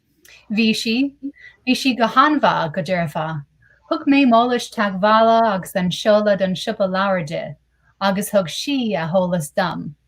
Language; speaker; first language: Irish; non-native, learner; English